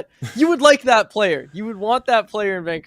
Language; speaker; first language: English; native; English